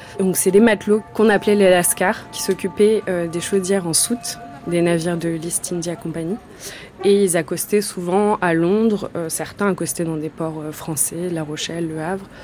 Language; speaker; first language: French; native; French